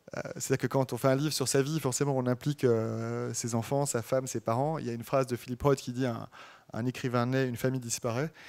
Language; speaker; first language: French; native; French